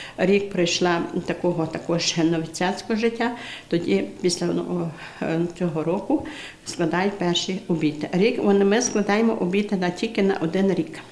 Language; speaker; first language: Ukrainian; native; Ukrainian